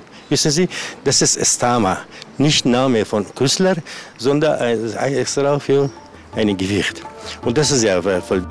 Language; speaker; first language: German; non-native, learner; Persian